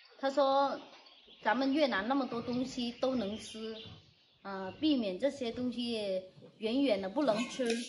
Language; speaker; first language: Chinese; non-native, fluent; Vietnamese